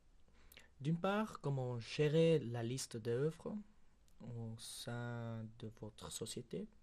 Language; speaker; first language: French; non-native, local second language; German